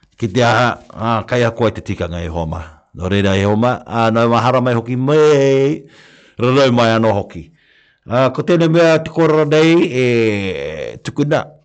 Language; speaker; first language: Māori; non-native, local second language; English